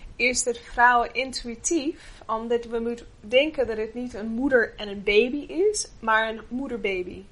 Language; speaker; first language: Dutch; non-native, fluent; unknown